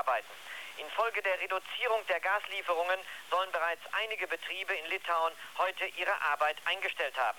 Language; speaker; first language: German; native; German